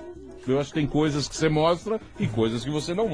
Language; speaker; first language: Portuguese; native; Portuguese